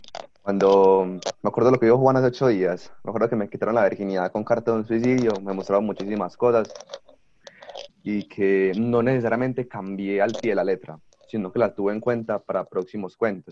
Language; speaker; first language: Spanish; native; Spanish